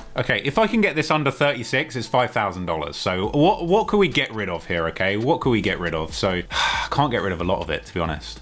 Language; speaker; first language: English; native; English